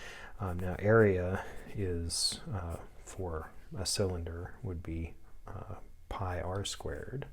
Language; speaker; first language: English; native; English